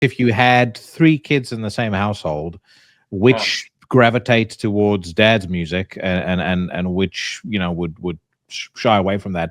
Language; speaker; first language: English; native; English